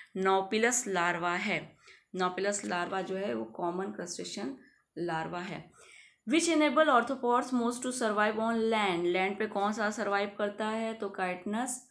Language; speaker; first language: Hindi; native; Hindi